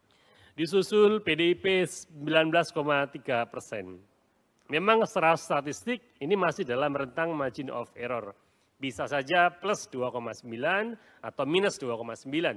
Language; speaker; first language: Indonesian; native; Indonesian